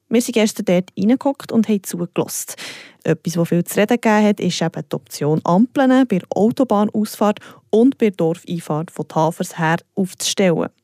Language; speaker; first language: German; native; German